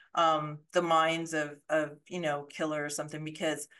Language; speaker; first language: English; native; English